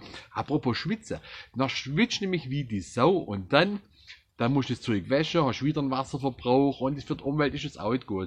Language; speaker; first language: German; native; German